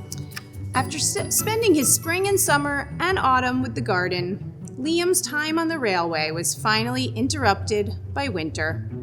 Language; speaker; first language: English; native; English